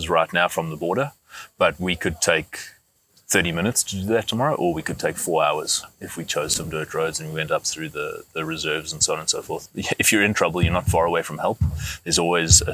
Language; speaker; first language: English; native; English